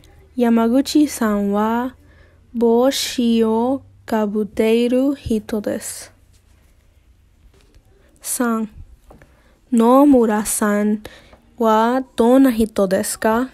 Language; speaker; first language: Japanese; non-native, learner; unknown